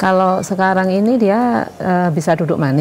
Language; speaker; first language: Indonesian; native; Indonesian